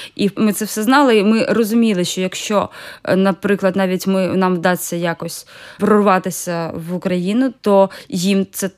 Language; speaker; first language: Ukrainian; native; Ukrainian